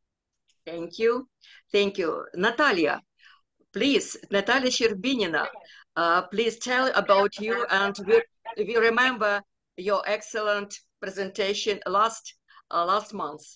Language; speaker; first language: English; non-native, learner; Ukrainian